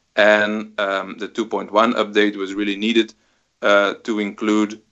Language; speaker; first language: English; non-native, fluent; Dutch